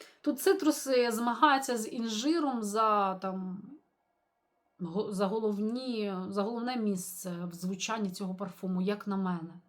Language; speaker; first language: Ukrainian; native; Ukrainian